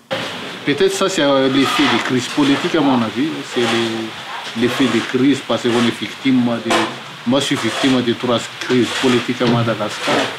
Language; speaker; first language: French; non-native, local second language; Malagasy